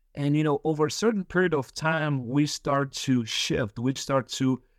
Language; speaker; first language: English; early bilingual, other home language; Polish